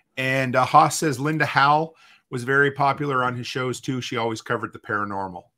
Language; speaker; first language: English; native; English